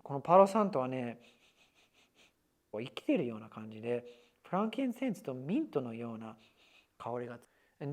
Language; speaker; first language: Japanese; non-native, fluent; English